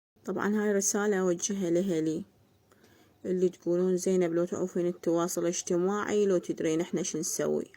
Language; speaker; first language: Arabic; native; Arabic